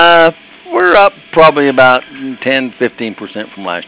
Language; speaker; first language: English; native; English